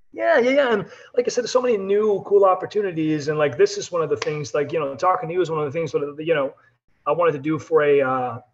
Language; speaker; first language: English; non-native, fluent; Dutch